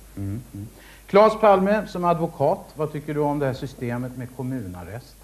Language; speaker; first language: Swedish; native; Swedish